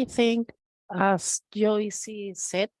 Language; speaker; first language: English; non-native, learner; Spanish